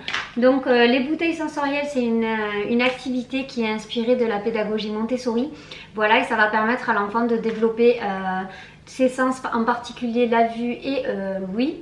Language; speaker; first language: French; native; French